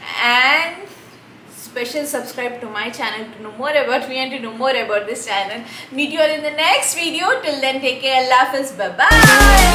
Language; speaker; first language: English; non-native, local second language; Telugu